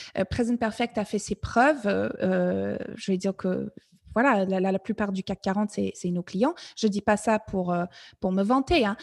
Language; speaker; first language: French; non-native, fluent; English